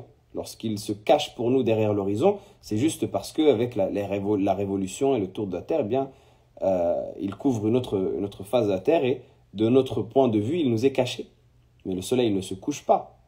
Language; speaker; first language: French; native; French